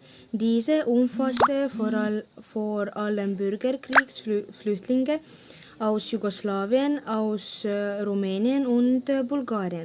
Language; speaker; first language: German; non-native, learner; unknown